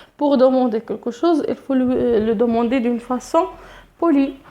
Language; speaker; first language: French; non-native, local second language; Arabic